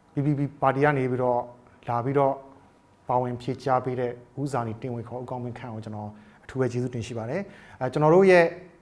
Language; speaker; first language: Burmese; native; Burmese